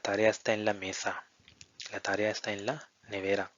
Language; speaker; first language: Spanish; non-native, fluent; Hindi